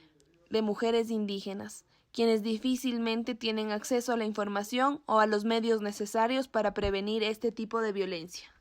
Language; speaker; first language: Spanish; native; Spanish